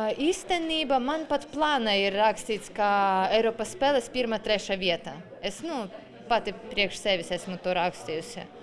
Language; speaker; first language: Latvian; non-native, local second language; Russian